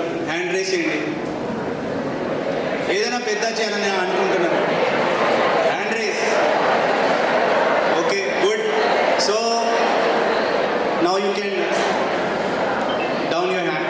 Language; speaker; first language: Telugu; non-native, fluent; Hindi